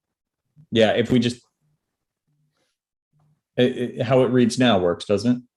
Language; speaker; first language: English; native; English